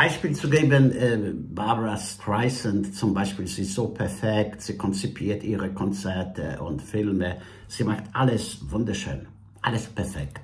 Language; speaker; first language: German; non-native, fluent; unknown